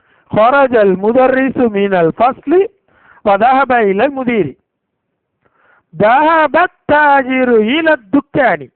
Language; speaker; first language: Arabic; non-native, fluent; Tamil